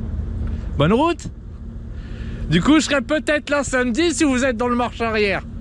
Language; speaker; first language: French; native; French